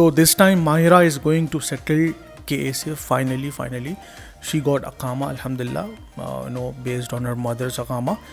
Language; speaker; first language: Hindi; native; Hindi